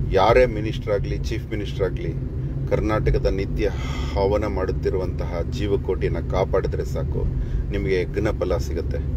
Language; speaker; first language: Kannada; native; Kannada